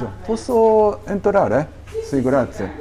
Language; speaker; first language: Italian; non-native, learner; Japanese